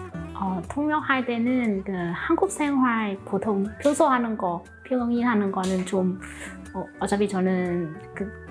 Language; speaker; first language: Korean; non-native, fluent; Vietnamese